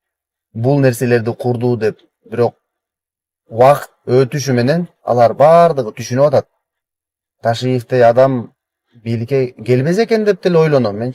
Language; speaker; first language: Kyrgyz; native; Kyrgyz